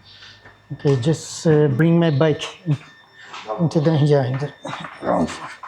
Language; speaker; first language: English; non-native, fluent; Bangla